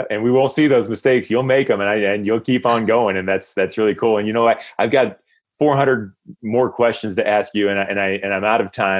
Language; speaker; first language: English; native; English